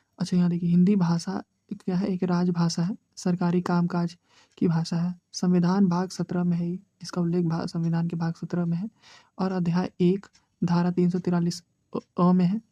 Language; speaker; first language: Hindi; native; Hindi